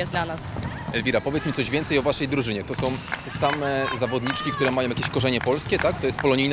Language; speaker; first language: Polish; native; Polish